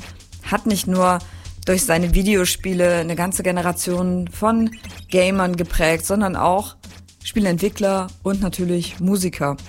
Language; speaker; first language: German; native; German